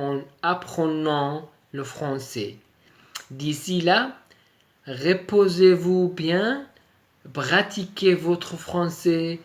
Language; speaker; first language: French; native; French